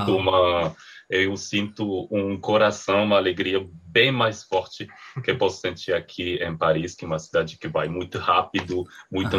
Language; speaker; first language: Portuguese; non-native, fluent; French